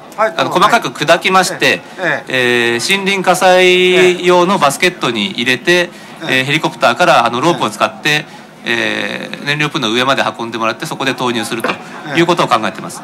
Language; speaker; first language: Japanese; native; Japanese